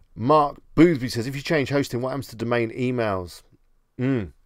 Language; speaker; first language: English; native; English